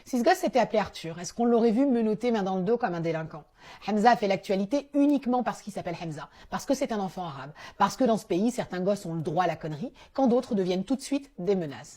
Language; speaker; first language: French; native; French